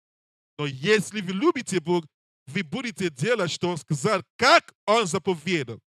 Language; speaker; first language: Russian; non-native, learner; English